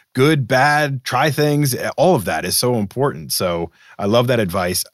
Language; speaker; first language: English; native; English